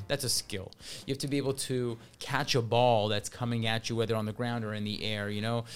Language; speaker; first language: English; early bilingual, other home language; Russian